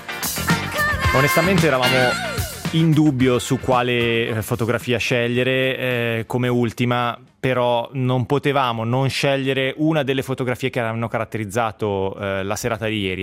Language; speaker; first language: Italian; native; Italian